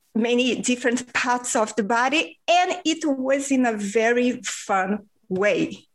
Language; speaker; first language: English; non-native, fluent; Portuguese